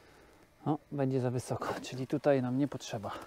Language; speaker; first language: Polish; native; Polish